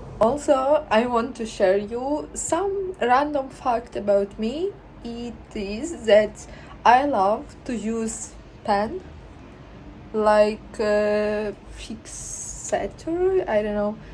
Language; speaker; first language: English; non-native, learner; Ukrainian